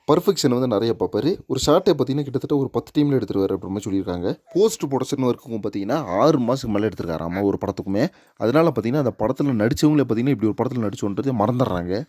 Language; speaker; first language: Tamil; native; Tamil